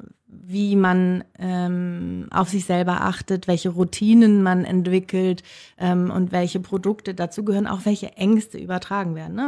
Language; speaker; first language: German; native; German